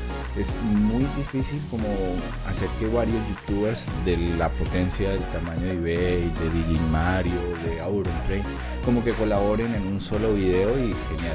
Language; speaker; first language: Spanish; native; Spanish